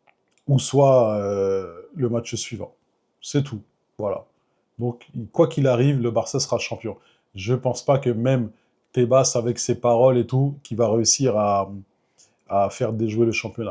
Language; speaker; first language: French; native; French